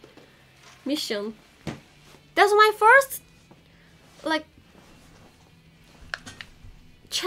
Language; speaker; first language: English; non-native, learner; Korean